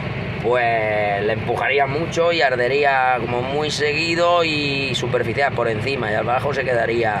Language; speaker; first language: Spanish; native; Spanish